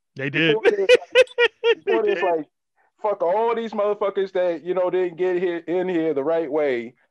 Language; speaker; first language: English; native; English